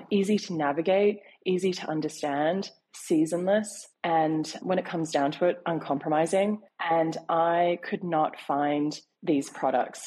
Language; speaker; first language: English; native; English